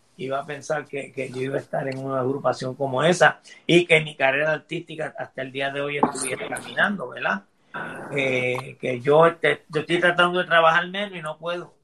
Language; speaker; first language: Spanish; early bilingual, heritage; Spanish